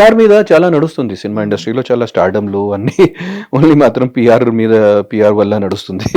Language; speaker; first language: Telugu; non-native, fluent; Hindi